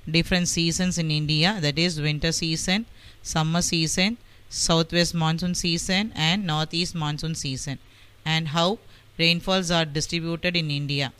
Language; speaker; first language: English; non-native, local second language; Tamil